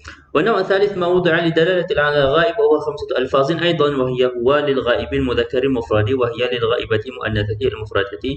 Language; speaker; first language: Arabic; non-native, fluent; Malay